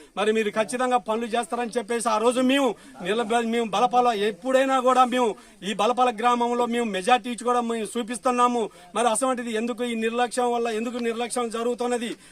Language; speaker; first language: Telugu; native; Telugu